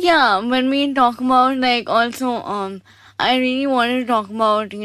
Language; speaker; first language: English; non-native, local second language; Bangla